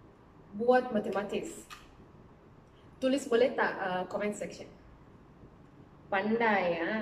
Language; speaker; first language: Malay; non-native, learner; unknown